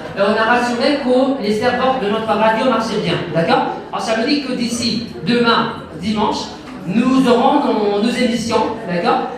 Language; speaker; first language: French; non-native, fluent; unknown